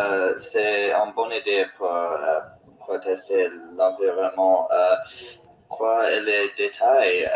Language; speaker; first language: French; non-native, learner; English